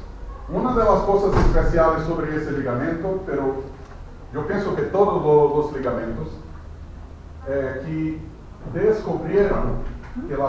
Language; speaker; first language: Spanish; non-native, fluent; Portuguese